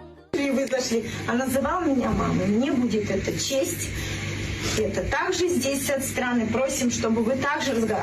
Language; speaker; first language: Russian; non-native, local second language; Kazakh